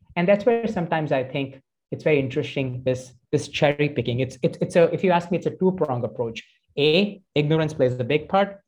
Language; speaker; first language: English; non-native, local second language; Hindi